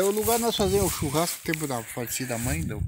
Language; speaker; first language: Portuguese; native; Portuguese